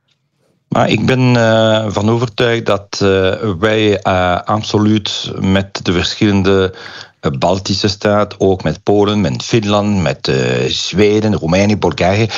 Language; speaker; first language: Dutch; non-native, local second language; French